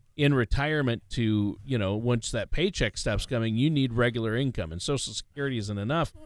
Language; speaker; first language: English; native; English